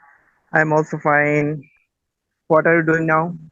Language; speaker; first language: English; non-native, learner; Bangla